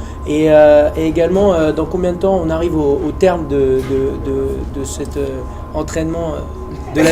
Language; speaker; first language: French; native; French